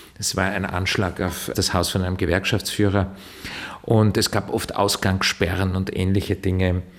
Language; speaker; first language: German; early bilingual, other home language; Turkish